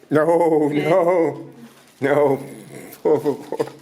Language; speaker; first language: Spanish; non-native, learner; English